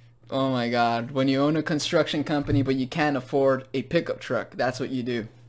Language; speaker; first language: English; native; English